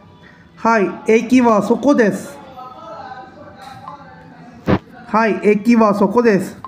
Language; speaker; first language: Japanese; non-native, learner; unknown